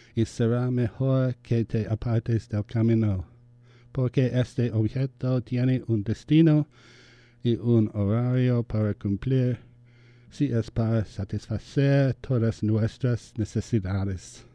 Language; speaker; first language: Spanish; non-native, learner; English